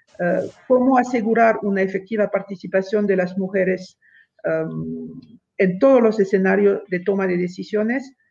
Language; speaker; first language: Spanish; non-native, fluent; French